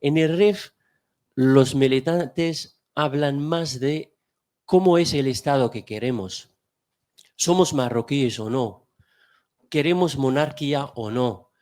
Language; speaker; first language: Spanish; non-native, fluent; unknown